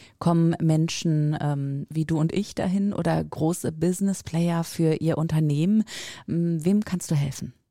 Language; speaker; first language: German; native; German